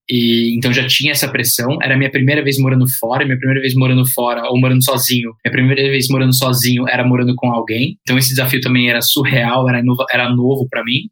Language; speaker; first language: Portuguese; early bilingual, heritage; Portuguese